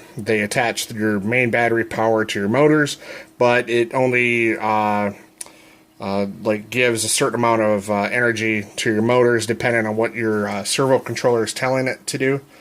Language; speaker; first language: English; native; English